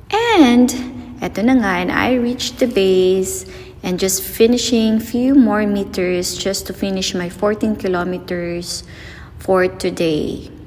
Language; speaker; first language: English; non-native, local second language; Filipino